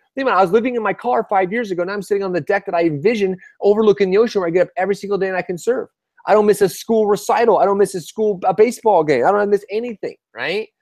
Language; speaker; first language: English; native; English